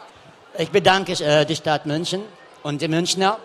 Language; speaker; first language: German; non-native, fluent; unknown